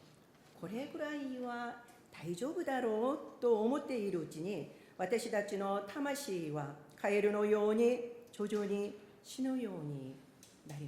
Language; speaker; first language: Japanese; non-native, fluent; Korean